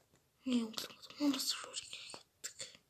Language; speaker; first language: Turkish; non-native, learner; Kazakh